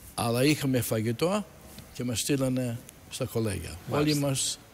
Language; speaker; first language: Greek; early bilingual, heritage; Greek